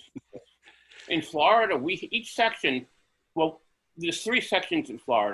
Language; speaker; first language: English; native; English